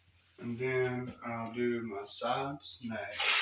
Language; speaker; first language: English; native; English